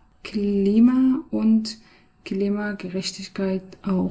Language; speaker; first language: German; non-native, learner; Persian